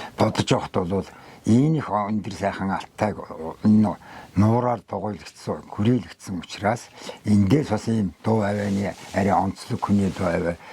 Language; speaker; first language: Mongolian; native; Mongolian